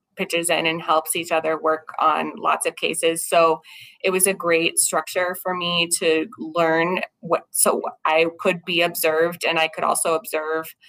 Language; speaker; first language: English; native; English